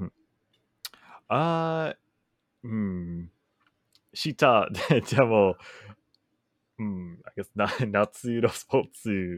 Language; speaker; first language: Japanese; non-native, learner; English